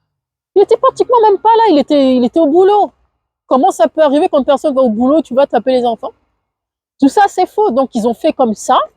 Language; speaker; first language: French; non-native, fluent; Arabic